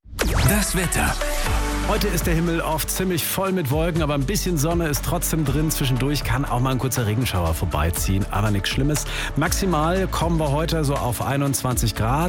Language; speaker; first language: German; native; German